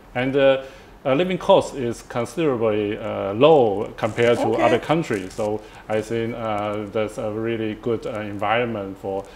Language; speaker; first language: English; non-native, fluent; Chinese